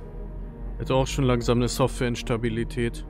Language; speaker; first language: German; native; German